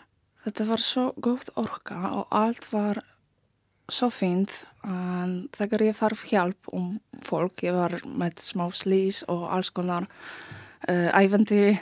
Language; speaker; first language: Icelandic; non-native, learner; Polish